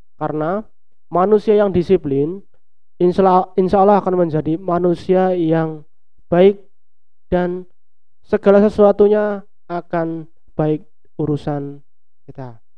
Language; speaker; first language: Indonesian; non-native, local second language; Javanese